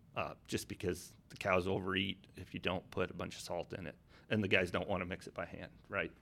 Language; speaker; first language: English; native; English